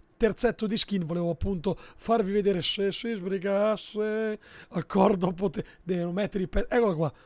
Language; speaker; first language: Italian; native; Italian